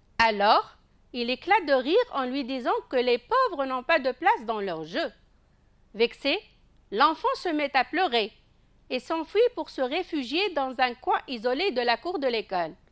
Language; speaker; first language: French; non-native, local second language; Arabic